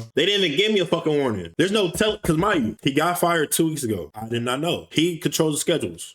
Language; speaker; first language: English; native; English